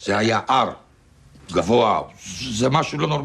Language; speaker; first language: Hebrew; non-native, fluent; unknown